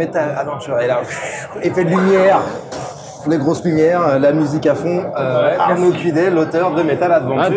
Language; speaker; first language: French; native; French